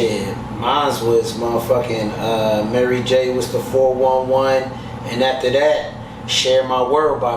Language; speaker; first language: English; native; English